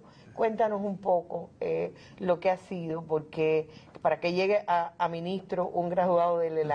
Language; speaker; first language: Spanish; native; Spanish